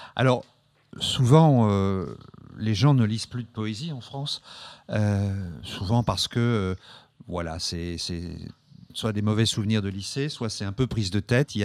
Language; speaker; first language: French; native; French